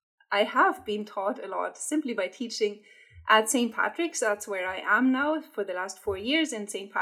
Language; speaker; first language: English; non-native, fluent; German